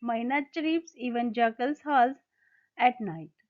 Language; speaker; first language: English; non-native, local second language; Marathi